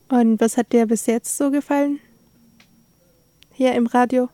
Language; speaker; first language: German; native; German